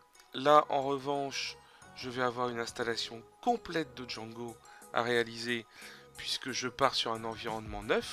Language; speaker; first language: French; native; French